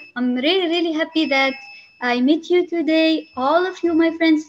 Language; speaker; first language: English; non-native, fluent; Arabic